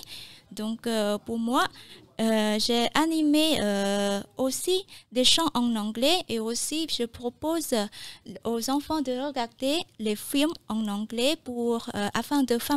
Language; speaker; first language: French; non-native, fluent; Khmer